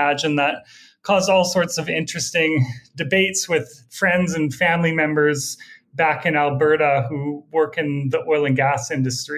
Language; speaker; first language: English; native; English